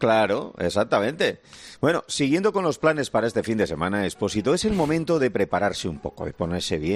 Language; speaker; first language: Spanish; native; Spanish